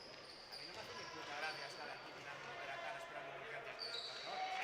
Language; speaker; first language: Spanish; native; Spanish